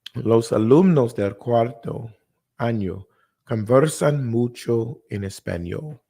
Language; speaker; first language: Spanish; non-native, learner; English